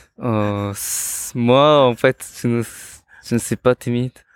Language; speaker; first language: French; non-native, learner; Korean